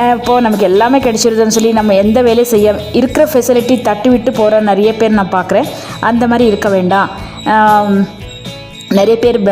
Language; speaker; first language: Tamil; non-native, local second language; Kannada